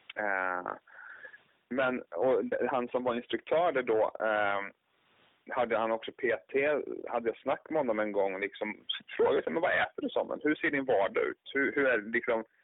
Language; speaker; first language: Swedish; native; Swedish